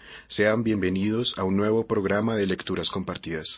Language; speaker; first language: Spanish; native; Spanish